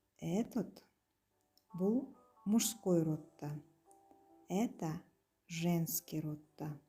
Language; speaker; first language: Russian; non-native, local second language; Kazakh